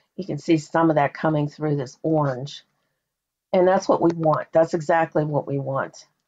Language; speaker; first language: English; native; English